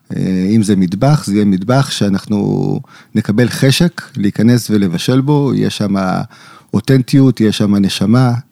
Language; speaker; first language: Hebrew; native; Hebrew